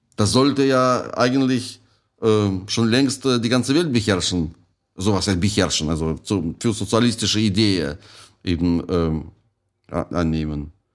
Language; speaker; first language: German; non-native, fluent; Russian